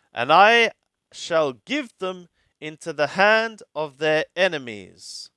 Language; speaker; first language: English; native; English